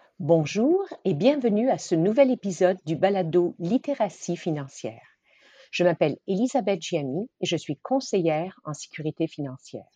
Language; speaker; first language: French; native; French